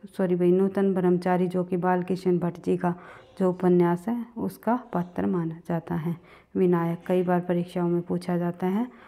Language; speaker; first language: Hindi; native; Hindi